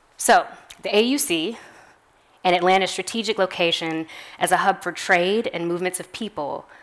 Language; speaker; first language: English; native; English